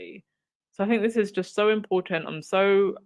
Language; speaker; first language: English; native; English